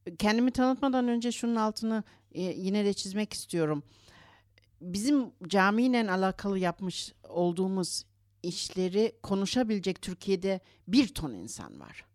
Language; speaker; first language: Turkish; early bilingual, heritage; Turkish